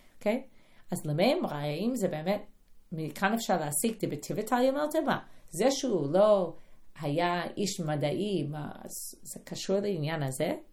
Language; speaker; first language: Hebrew; non-native, fluent; English